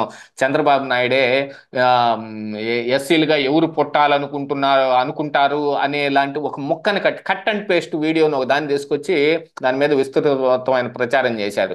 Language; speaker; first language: Telugu; native; Telugu